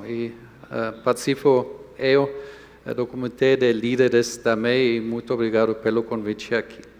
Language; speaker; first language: Portuguese; non-native, fluent; German